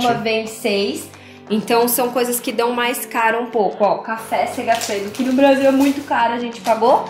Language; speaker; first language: Portuguese; native; Portuguese